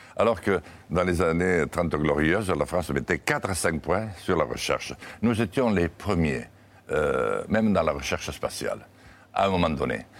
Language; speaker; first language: French; native; French